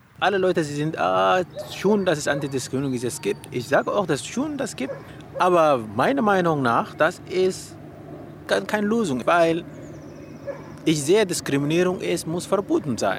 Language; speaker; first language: German; non-native, learner; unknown